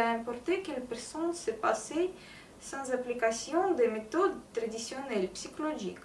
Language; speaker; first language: French; non-native, learner; Russian